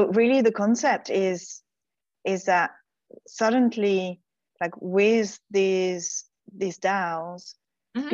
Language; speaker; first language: English; non-native, fluent; French